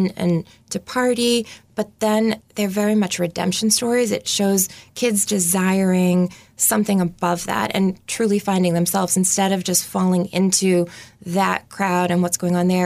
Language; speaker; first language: English; native; English